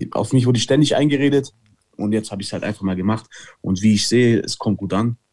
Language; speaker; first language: German; early bilingual, other home language; Italian